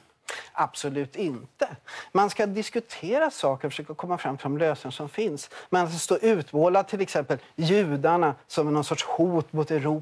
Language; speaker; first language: Swedish; native; Swedish